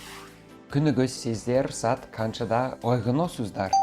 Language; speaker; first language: Kyrgyz; non-native, fluent; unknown